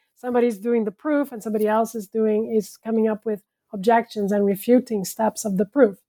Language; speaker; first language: English; non-native, fluent; Portuguese